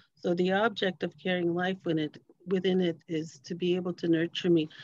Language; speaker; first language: English; native; English